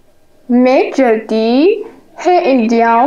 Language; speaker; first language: Hindi; non-native, learner; Persian